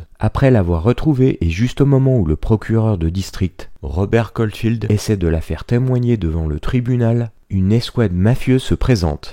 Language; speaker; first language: French; native; French